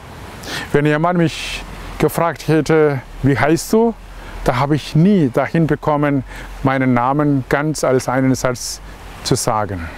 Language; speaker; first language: German; non-native, fluent; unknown